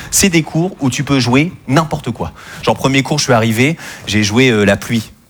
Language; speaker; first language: French; native; French